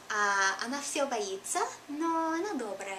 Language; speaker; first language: Russian; non-native, fluent; English